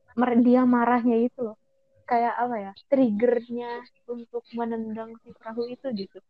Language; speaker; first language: Indonesian; early bilingual, heritage; English